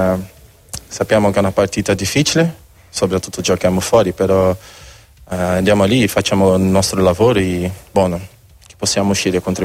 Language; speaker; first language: Italian; non-native, learner; Spanish